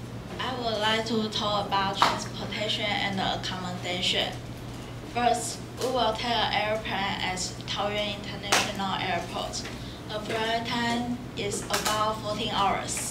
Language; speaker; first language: English; non-native, learner; Chinese